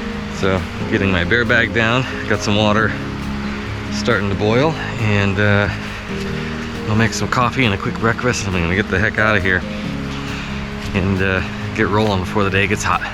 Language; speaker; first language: English; native; English